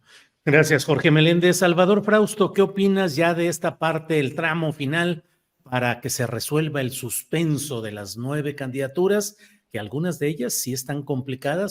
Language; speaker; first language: Spanish; native; Spanish